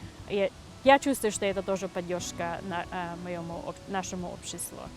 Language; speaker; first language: Russian; early bilingual, heritage; Russian